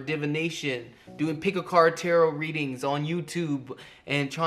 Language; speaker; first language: English; native; English